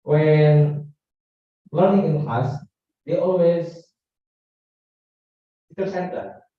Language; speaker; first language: English; non-native, learner; Indonesian